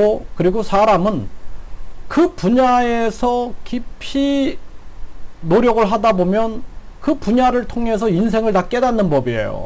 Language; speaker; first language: Korean; native; Korean